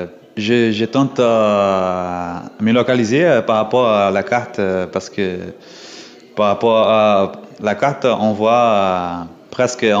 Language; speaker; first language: French; non-native, learner; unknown